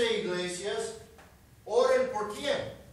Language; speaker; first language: Spanish; non-native, fluent; English